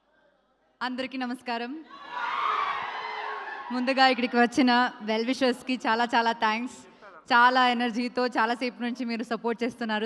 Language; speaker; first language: Telugu; non-native, local second language; Malayalam